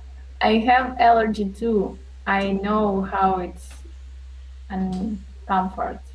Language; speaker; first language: English; non-native, learner; Russian